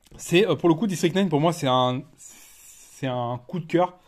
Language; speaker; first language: French; native; French